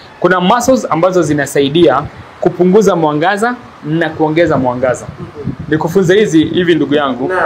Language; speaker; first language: Swahili; non-native, local second language; Kikuyu